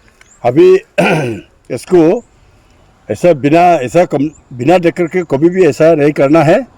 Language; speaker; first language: Hindi; non-native, local second language; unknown